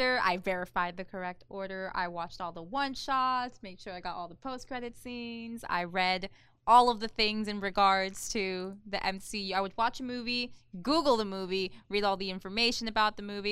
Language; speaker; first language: English; non-native, fluent; Spanish